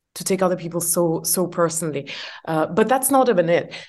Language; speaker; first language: English; non-native, fluent; Estonian